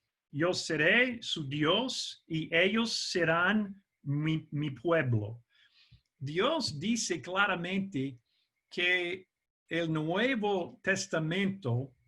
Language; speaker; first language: Spanish; non-native, fluent; English